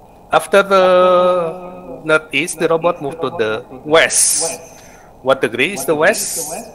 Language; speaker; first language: English; non-native, fluent; Indonesian